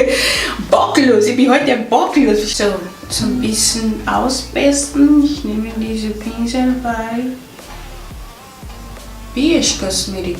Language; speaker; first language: German; non-native, fluent; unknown